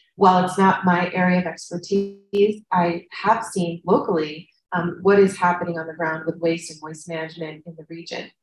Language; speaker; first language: English; native; English